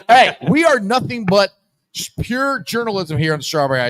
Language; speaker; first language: English; native; English